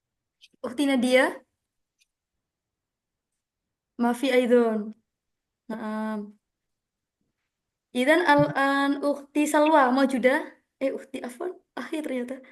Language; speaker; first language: Arabic; non-native, fluent; Indonesian